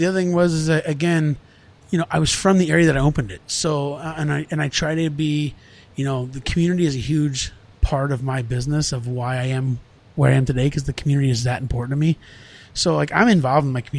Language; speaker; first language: English; native; English